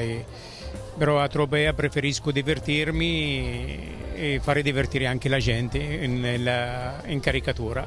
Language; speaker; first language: Italian; non-native, fluent; Arabic